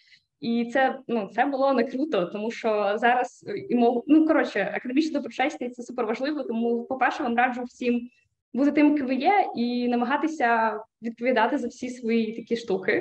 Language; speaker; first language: Ukrainian; native; Ukrainian